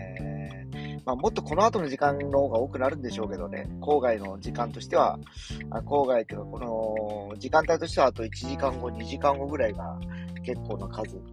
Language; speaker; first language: Japanese; native; Japanese